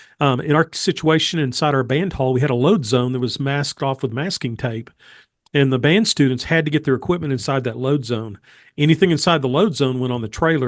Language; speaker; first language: English; native; English